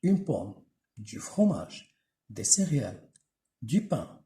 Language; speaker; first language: French; non-native, local second language; Arabic